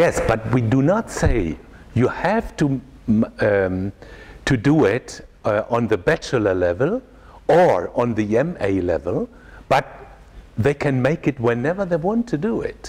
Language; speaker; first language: English; non-native, fluent; German